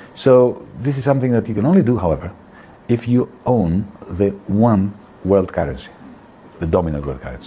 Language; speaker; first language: English; non-native, fluent; Greek